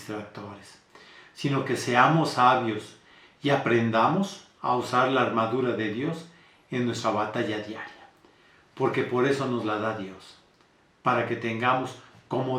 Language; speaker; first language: Spanish; native; Spanish